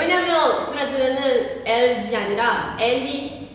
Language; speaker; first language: Korean; non-native, learner; Portuguese